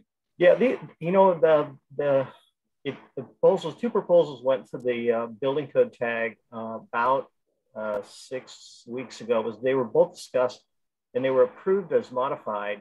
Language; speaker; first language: English; native; English